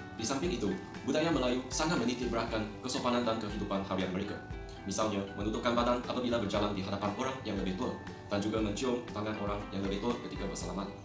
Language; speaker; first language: Malay; non-native, local second language; Chinese